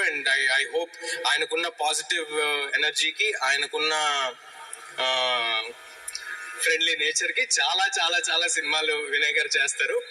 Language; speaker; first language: Telugu; native; Telugu